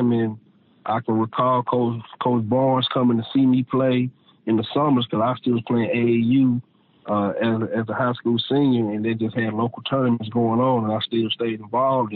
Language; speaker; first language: English; native; English